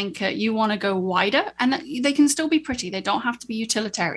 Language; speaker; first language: English; native; English